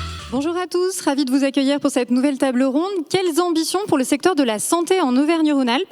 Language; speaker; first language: French; native; French